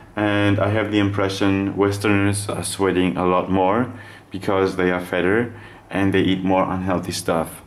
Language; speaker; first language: English; non-native, fluent; German